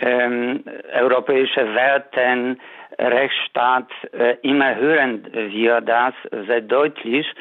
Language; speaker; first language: German; non-native, fluent; Polish